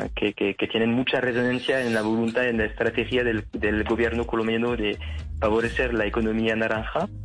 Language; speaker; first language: Spanish; non-native, fluent; French